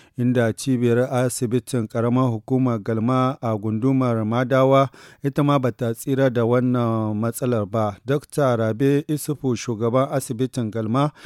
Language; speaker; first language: Hausa; native; Hausa